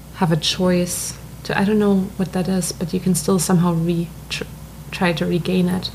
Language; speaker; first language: English; non-native, fluent; German